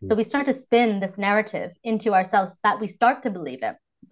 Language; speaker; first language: English; native; English